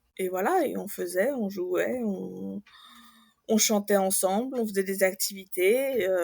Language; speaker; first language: French; native; French